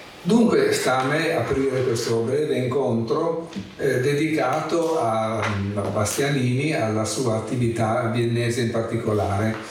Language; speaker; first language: Italian; native; Italian